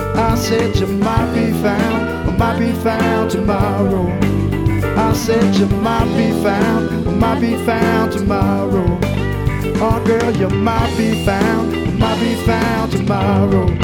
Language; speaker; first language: English; native; English